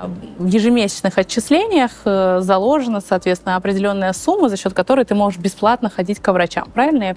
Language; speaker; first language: Russian; native; Russian